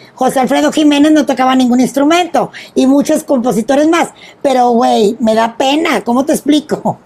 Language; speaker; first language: Spanish; native; Spanish